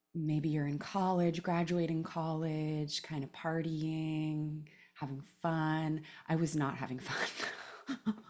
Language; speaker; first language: English; native; English